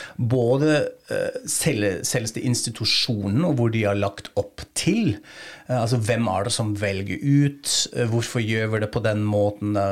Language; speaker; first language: Norwegian; non-native, fluent; German